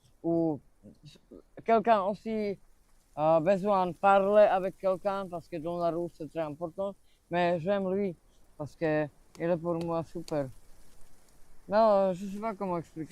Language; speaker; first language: French; non-native, learner; Slovak